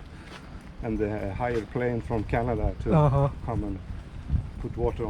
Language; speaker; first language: English; non-native, learner; Swedish